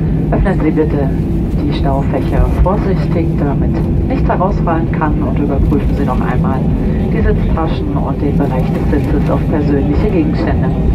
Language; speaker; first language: German; native; German